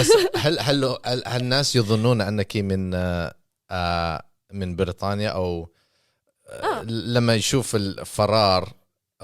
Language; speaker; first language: Arabic; non-native, fluent; English